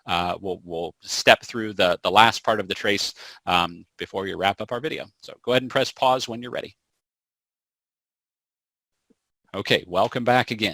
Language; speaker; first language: English; native; English